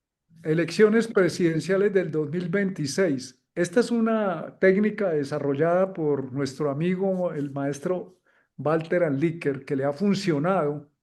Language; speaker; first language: Spanish; native; Spanish